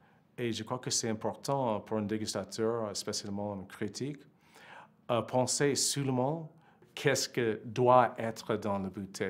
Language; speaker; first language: French; non-native, fluent; English